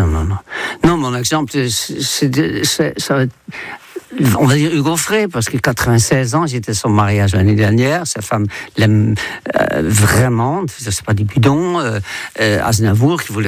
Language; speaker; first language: French; non-native, fluent; Dutch